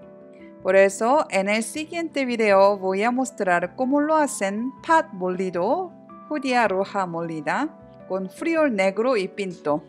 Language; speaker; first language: Spanish; non-native, learner; Korean